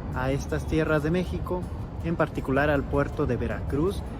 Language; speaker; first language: Spanish; native; Spanish